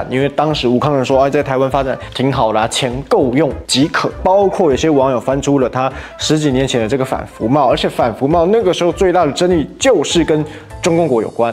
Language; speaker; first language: Chinese; native; Chinese